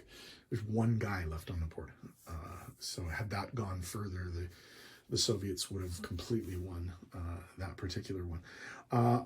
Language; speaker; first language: English; native; English